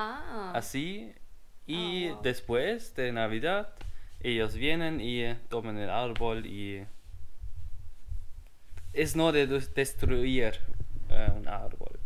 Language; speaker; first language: Spanish; non-native, learner; German